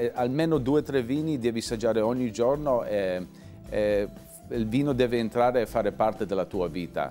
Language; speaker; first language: Italian; early bilingual, other home language; English